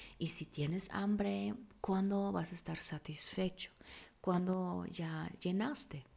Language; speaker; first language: Spanish; non-native, fluent; German